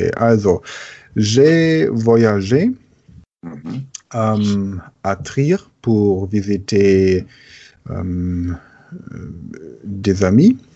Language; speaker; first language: French; non-native, learner; German